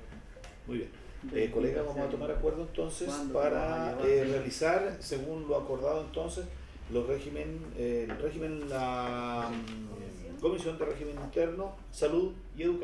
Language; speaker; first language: Spanish; native; Spanish